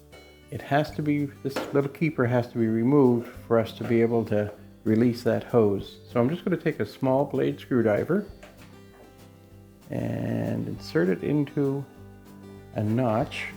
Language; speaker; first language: English; native; English